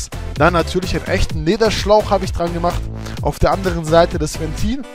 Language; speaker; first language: German; native; German